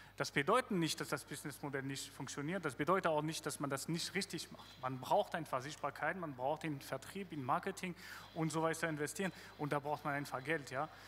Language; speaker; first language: German; non-native, fluent; French